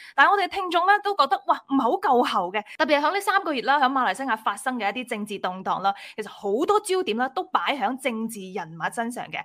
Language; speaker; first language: Cantonese; native; Cantonese